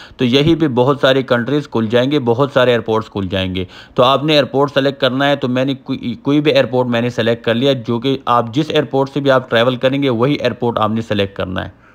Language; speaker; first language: Urdu; native; Urdu